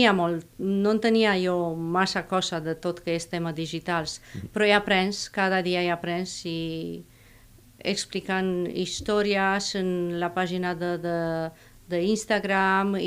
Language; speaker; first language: Catalan; non-native, fluent; Romanian